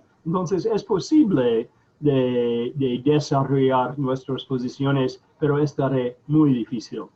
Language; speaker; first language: Spanish; non-native, fluent; English